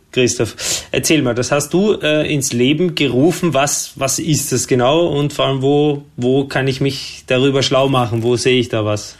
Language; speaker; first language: German; native; German